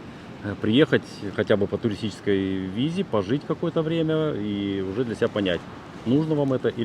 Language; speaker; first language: Russian; native; Russian